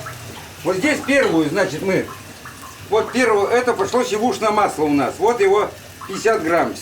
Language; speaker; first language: Russian; native; Russian